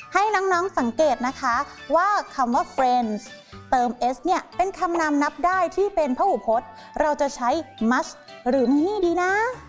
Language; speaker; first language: Thai; native; Thai